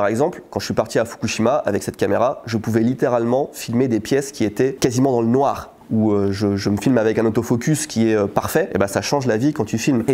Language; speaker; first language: French; native; French